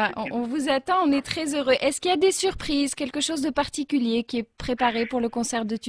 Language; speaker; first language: French; non-native, local second language; Arabic